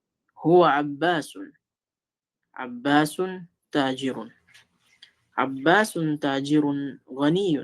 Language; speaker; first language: Arabic; non-native, fluent; Filipino